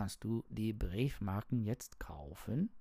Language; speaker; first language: German; non-native, learner; English